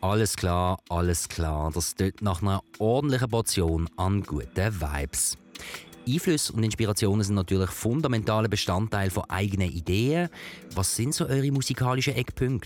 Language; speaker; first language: German; native; German